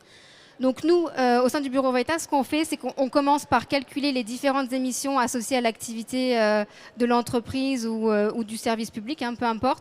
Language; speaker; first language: French; native; French